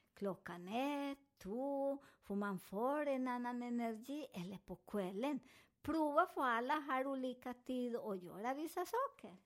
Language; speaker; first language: Swedish; non-native, learner; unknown